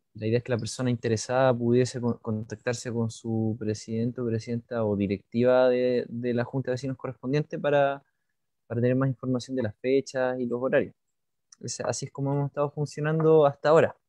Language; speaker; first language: Spanish; native; Spanish